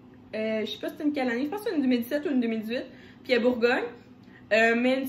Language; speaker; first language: French; native; French